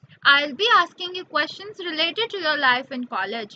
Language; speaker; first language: English; non-native, local second language; Hindi